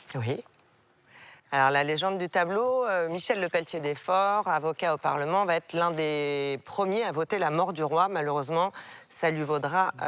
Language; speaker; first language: French; native; French